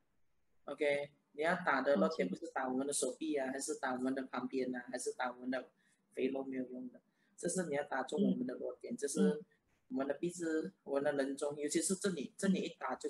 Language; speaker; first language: Chinese; native; Chinese